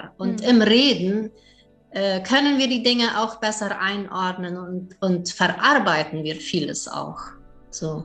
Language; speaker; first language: German; early bilingual, heritage; German